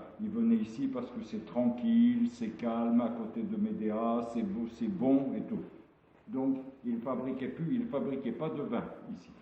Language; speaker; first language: French; non-native, local second language; Arabic